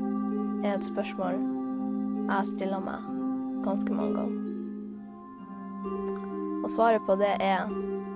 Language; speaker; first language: Norwegian; early bilingual, other home language; Somali